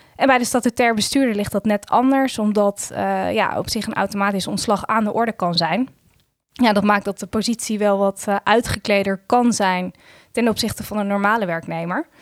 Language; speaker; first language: Dutch; native; Dutch